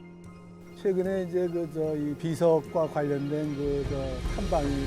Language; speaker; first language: Korean; native; Korean